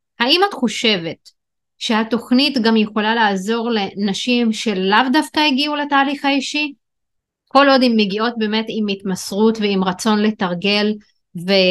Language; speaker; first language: Hebrew; non-native, local second language; Arabic